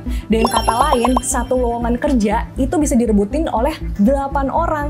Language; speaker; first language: Indonesian; native; Indonesian